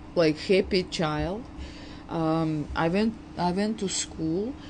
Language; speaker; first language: English; non-native, fluent; Uzbek